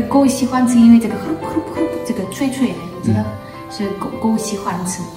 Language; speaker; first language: Chinese; non-native, learner; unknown